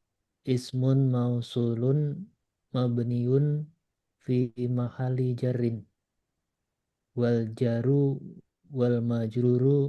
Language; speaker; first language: Arabic; non-native, learner; Indonesian